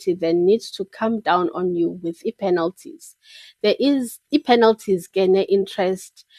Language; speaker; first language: English; non-native, local second language; Xhosa